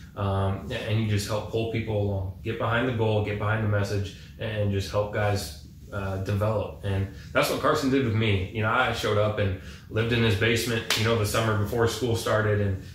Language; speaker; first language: English; native; English